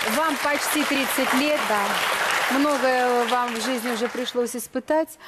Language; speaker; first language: Russian; native; Russian